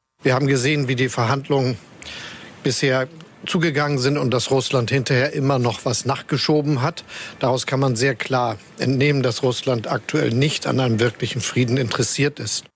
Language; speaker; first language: German; native; German